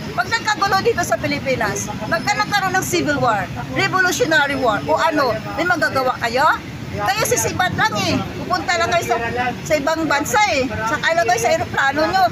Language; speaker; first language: Filipino; non-native, local second language; Hiligaynon